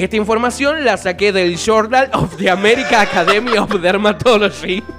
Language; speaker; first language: Spanish; native; Spanish